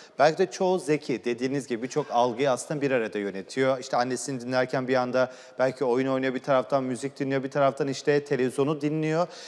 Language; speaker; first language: Turkish; native; Turkish